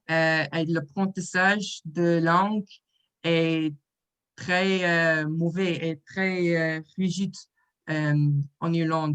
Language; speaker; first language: French; non-native, learner; English